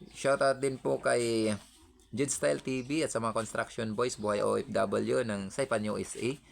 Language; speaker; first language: Filipino; non-native, local second language; Cebuano